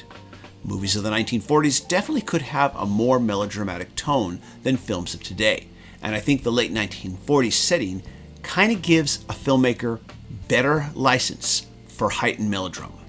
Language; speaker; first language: English; native; English